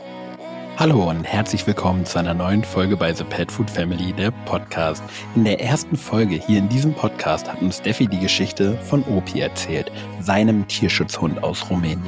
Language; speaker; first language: German; native; German